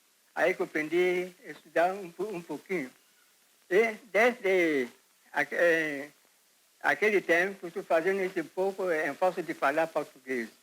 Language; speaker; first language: Portuguese; early bilingual, heritage; Portuguese